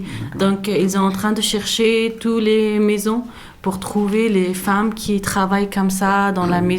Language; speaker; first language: French; non-native, learner; Persian